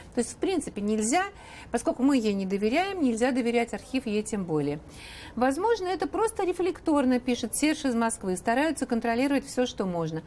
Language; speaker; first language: Russian; native; Russian